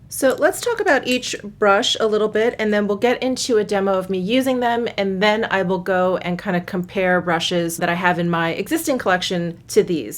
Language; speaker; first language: English; native; English